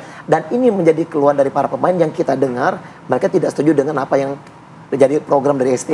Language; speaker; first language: Indonesian; native; Indonesian